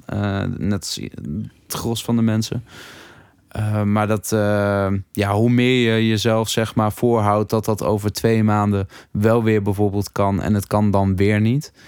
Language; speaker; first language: Dutch; native; Dutch